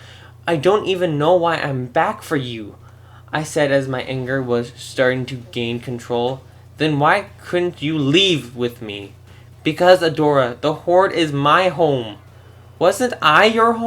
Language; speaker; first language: English; native; English